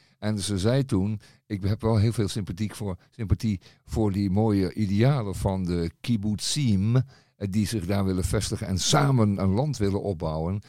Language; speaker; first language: Dutch; native; Dutch